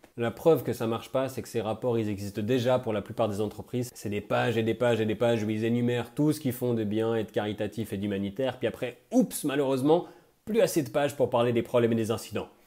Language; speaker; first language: French; native; French